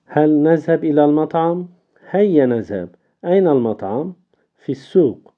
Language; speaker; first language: Arabic; non-native, fluent; Turkish